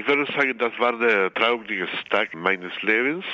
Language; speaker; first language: German; non-native, fluent; Spanish